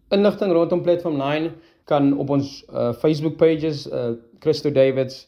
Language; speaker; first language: Afrikaans; native; Afrikaans